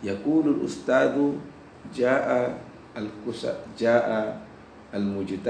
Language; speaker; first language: Arabic; non-native, fluent; Indonesian